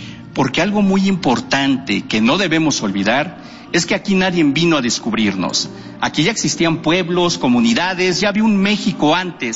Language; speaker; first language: Spanish; non-native, local second language; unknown